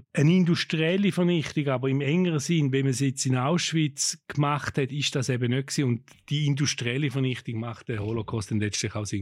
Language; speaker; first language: German; native; German